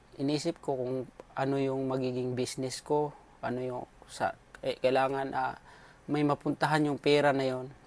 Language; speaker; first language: Filipino; non-native, local second language; Cebuano